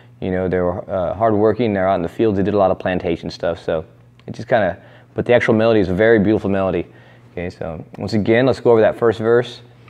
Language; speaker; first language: English; native; English